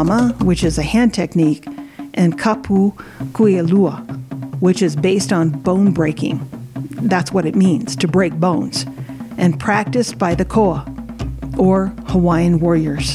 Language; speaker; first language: English; early bilingual, other home language; Samoan